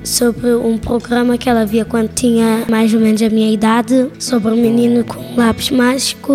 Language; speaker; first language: Portuguese; early bilingual, heritage; Portuguese